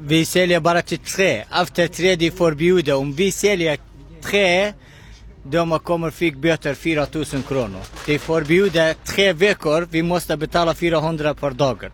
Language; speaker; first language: Swedish; non-native, learner; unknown